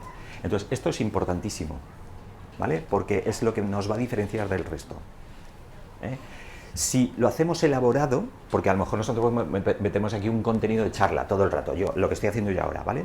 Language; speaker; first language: Spanish; native; Spanish